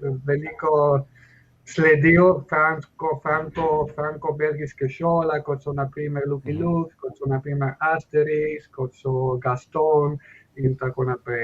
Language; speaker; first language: Slovenian; non-native, fluent; Spanish